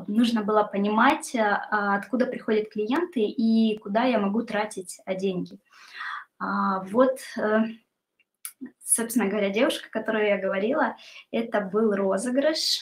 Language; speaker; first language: Russian; native; Russian